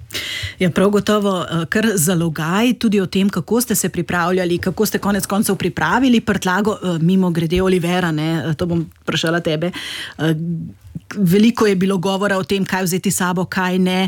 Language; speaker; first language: Slovenian; native; Slovenian